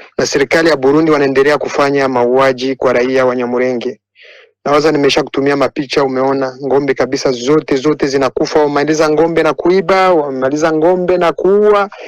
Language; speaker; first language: Swahili; non-native, local second language; Kinyarwanda